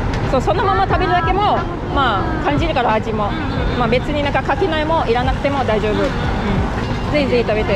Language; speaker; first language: Japanese; non-native, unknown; Malay